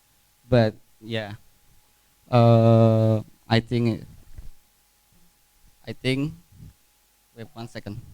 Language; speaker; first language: English; non-native, fluent; Indonesian